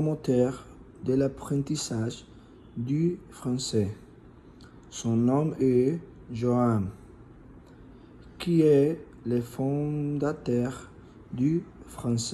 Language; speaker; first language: French; non-native, learner; Spanish